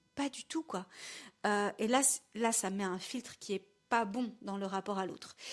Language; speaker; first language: French; native; French